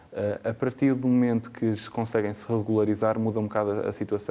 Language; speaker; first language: Portuguese; native; Portuguese